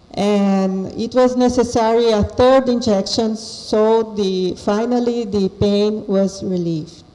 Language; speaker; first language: English; non-native, fluent; Portuguese